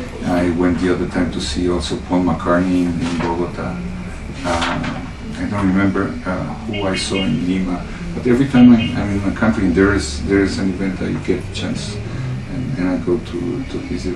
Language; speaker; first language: English; non-native, learner; Spanish